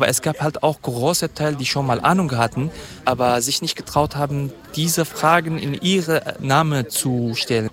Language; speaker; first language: German; non-native, fluent; Kurdish